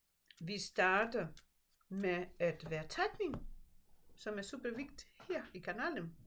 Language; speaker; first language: Danish; non-native, fluent; Portuguese